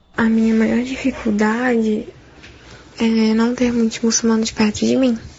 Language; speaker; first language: Portuguese; native; Portuguese